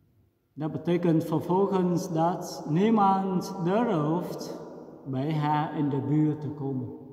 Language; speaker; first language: Dutch; non-native, fluent; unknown